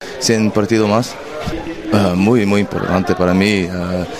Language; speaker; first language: Spanish; non-native, learner; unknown